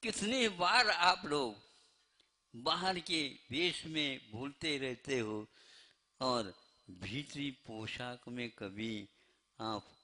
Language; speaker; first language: Hindi; non-native, local second language; Kannada